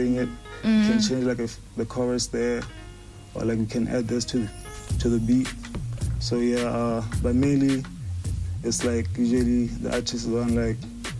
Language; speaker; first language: English; non-native, local second language; Tswana